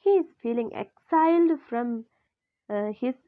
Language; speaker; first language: English; non-native, local second language; Malayalam